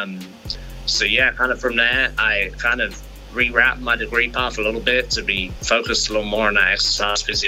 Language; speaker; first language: English; native; English